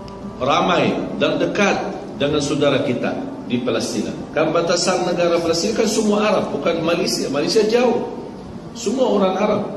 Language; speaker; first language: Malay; non-native, fluent; Arabic